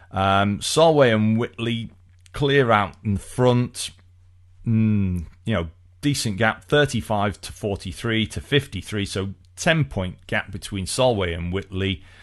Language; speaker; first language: English; native; English